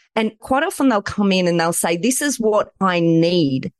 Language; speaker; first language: English; native; English